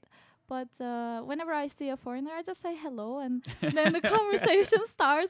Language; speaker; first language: English; non-native, fluent; Turkish